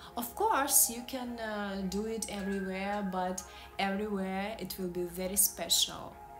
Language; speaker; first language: English; non-native, learner; Russian